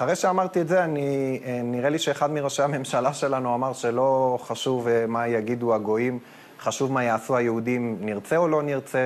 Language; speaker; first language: Hebrew; native; Hebrew